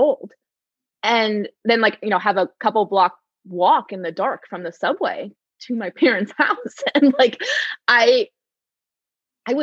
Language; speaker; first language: English; native; English